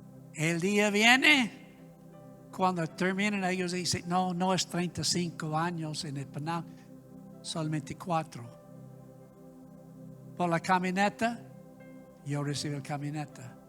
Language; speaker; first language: Spanish; non-native, learner; English